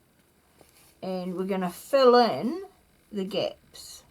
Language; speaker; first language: English; native; English